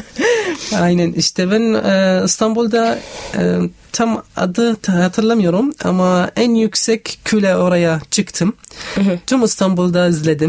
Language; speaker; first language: Turkish; non-native, fluent; Arabic